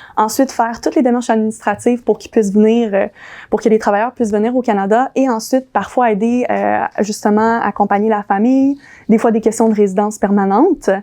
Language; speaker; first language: French; early bilingual, other home language; English